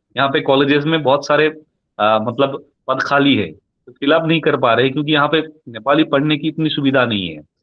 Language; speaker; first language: Hindi; non-native, local second language; Nepali